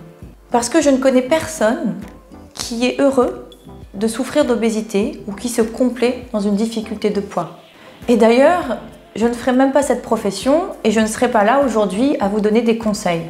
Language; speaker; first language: French; native; French